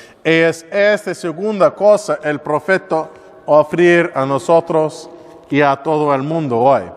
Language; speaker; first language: Spanish; non-native, learner; English